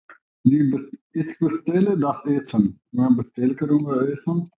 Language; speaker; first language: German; non-native, learner; Urdu